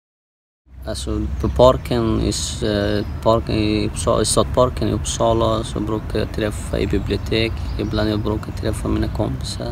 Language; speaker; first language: Swedish; early bilingual, other home language; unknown